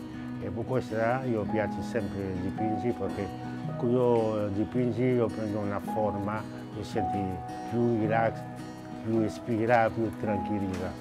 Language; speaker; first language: Italian; non-native, learner; Haitian Creole